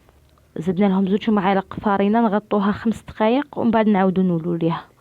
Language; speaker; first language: Arabic; native; Arabic